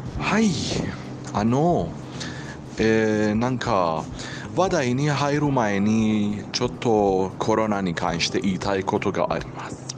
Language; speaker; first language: Japanese; non-native, learner; Persian